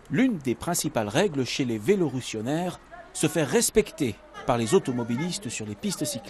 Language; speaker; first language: French; native; French